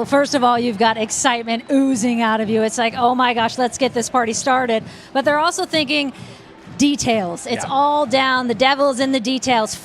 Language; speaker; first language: English; native; English